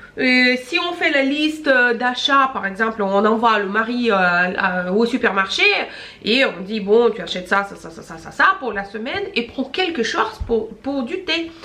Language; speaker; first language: French; non-native, fluent; Russian